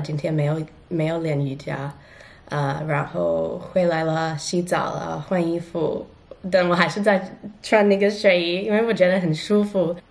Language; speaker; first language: Chinese; non-native, fluent; English